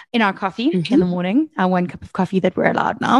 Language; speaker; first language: English; native; English